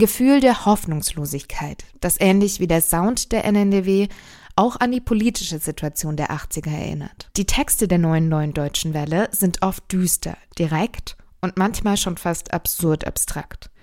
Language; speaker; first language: German; native; German